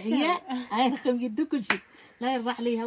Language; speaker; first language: Arabic; native; Arabic